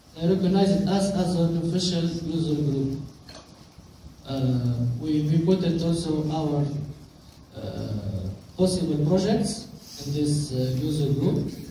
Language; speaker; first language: English; non-native, local second language; Arabic